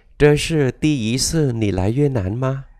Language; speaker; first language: Chinese; non-native, fluent; Vietnamese